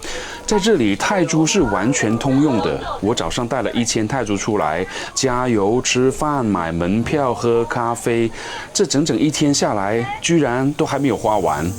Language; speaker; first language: Chinese; native; Chinese